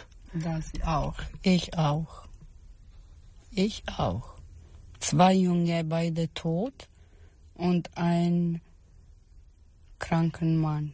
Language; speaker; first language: German; non-native, learner; Romanian